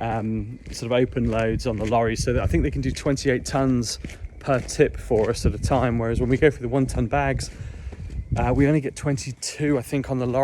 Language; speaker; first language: English; native; English